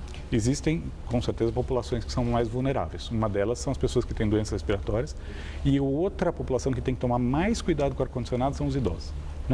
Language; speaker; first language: Portuguese; native; Portuguese